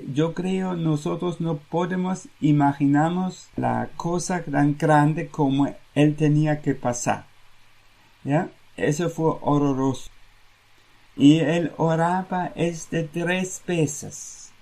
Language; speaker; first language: Spanish; non-native, fluent; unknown